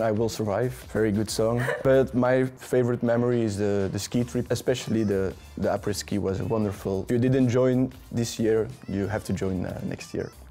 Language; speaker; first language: English; non-native, fluent; Dutch